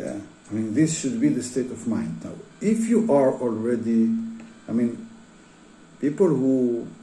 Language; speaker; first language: English; non-native, fluent; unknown